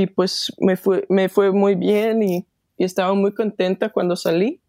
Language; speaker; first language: Spanish; non-native, fluent; Danish